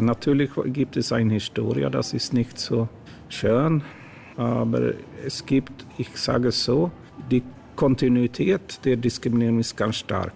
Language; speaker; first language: German; non-native, learner; Swedish